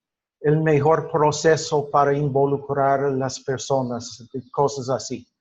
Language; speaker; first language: Spanish; non-native, fluent; English